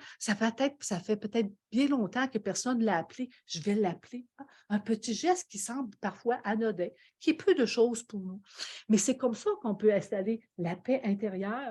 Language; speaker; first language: French; native; French